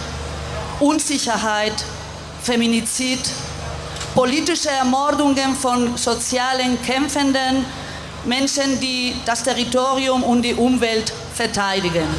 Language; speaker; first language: German; non-native, fluent; Spanish